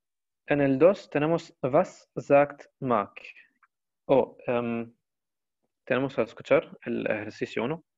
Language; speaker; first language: Spanish; non-native, learner; Arabic